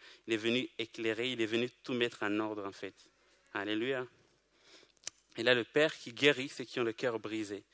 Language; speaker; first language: French; non-native, local second language; Kinyarwanda